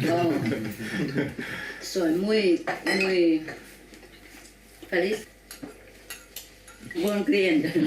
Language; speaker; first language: Spanish; non-native, learner; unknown